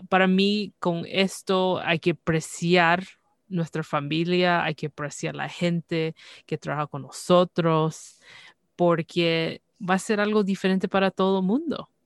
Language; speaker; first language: Spanish; early bilingual, heritage; Spanish